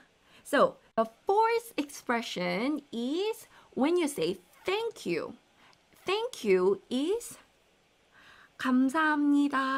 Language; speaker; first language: English; non-native, fluent; Korean